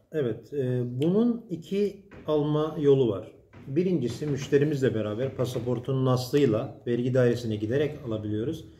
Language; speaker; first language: Turkish; native; Turkish